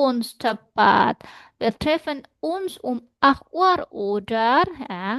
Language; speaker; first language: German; non-native, fluent; Indonesian